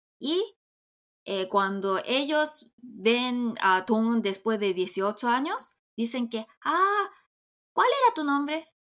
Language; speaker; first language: Spanish; non-native, fluent; Korean